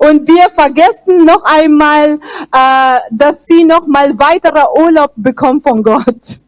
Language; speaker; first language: German; non-native, fluent; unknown